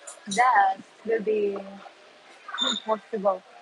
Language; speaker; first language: English; non-native, learner; Thai